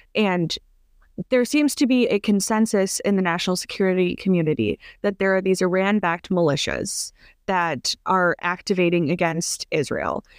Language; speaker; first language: English; native; English